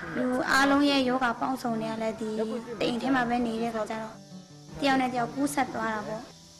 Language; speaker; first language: Burmese; non-native, local second language; Kachin